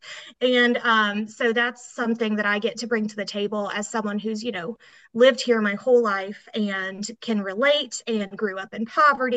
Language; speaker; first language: English; native; English